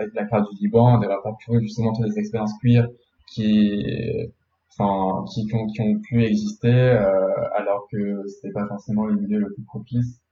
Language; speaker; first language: French; non-native, local second language; Arabic